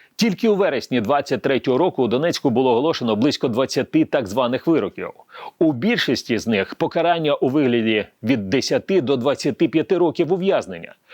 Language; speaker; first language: Ukrainian; native; Ukrainian